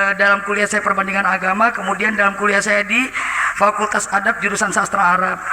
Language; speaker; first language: Indonesian; native; Indonesian